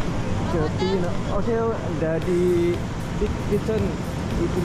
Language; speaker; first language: Indonesian; non-native, learner; Lao